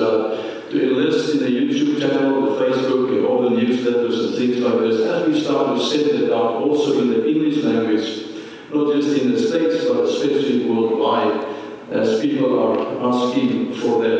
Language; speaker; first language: English; non-native, local second language; Afrikaans